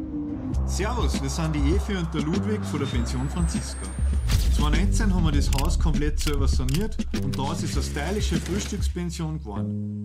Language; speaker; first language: German; native; German